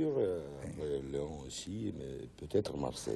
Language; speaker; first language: French; non-native, learner; Russian